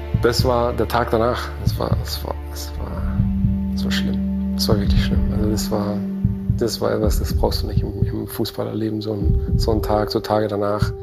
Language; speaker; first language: German; native; German